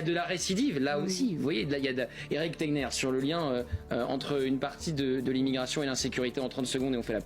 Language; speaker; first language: French; native; French